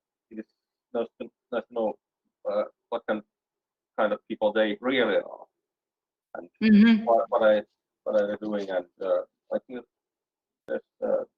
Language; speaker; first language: English; non-native, fluent; Finnish